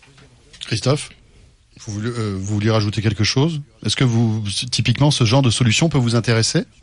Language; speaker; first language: French; native; French